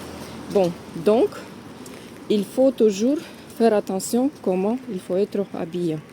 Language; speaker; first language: French; non-native, learner; Russian